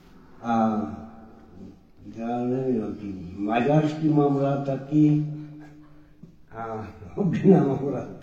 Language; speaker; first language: Czech; non-native, local second language; Romany